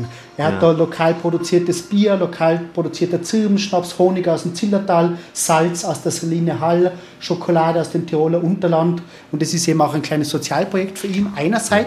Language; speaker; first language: German; native; German